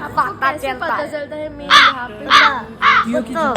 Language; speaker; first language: Hindi; non-native, local second language; Bangla